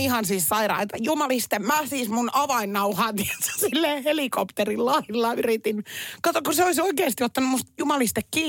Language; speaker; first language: Finnish; native; Finnish